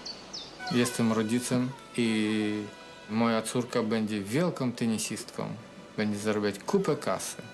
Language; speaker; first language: Polish; non-native, learner; Russian